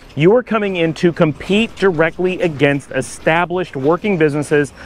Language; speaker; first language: English; native; English